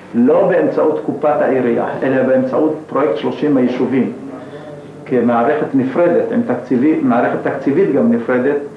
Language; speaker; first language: Hebrew; native; Hebrew